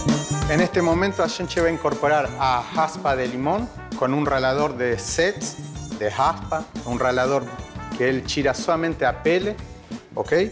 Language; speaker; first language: Portuguese; non-native, fluent; Spanish